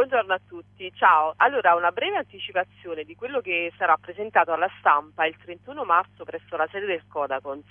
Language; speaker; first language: Italian; native; Italian